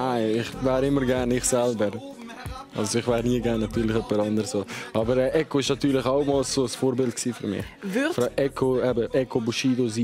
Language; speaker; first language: German; early bilingual, other home language; Albanian